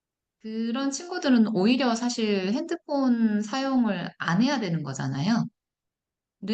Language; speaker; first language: Korean; native; Korean